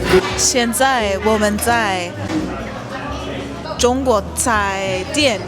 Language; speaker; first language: Chinese; non-native, learner; English